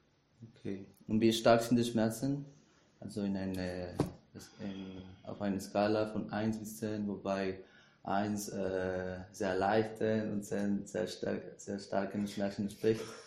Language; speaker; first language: German; non-native, learner; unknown